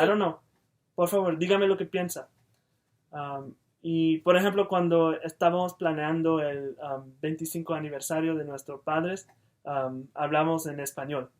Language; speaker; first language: Spanish; non-native, fluent; English